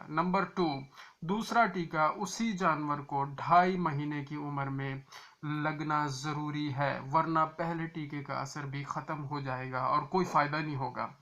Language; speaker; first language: Urdu; non-native, local second language; Punjabi